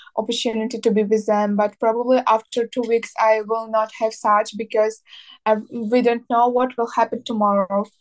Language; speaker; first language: English; non-native, learner; Ukrainian